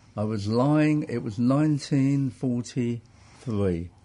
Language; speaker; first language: English; native; English